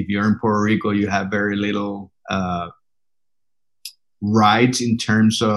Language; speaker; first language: English; non-native, fluent; Spanish